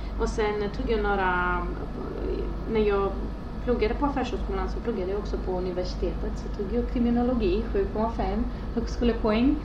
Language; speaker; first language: Swedish; non-native, fluent; Romanian